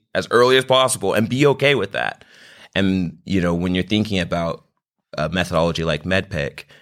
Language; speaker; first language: English; native; English